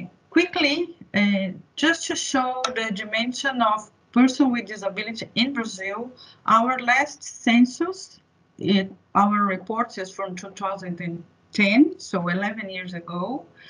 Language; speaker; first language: English; non-native, fluent; Portuguese